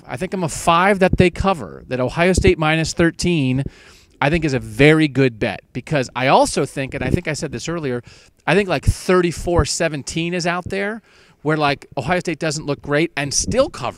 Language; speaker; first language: English; native; English